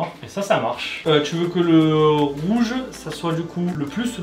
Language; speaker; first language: French; native; French